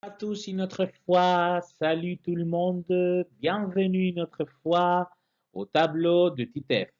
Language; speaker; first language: French; non-native, fluent; Spanish